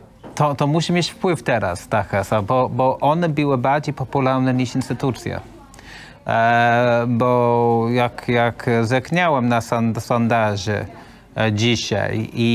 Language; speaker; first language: Polish; non-native, learner; English